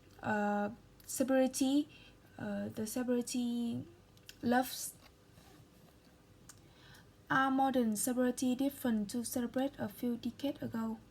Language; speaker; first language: English; non-native, learner; Vietnamese